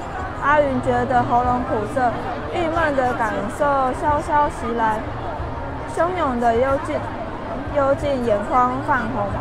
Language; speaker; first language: Chinese; native; Chinese